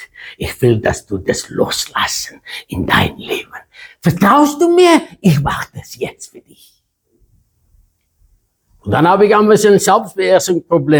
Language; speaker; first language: German; non-native, fluent; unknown